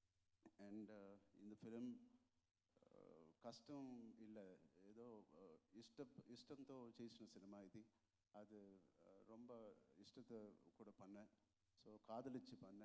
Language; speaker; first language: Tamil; non-native, local second language; Telugu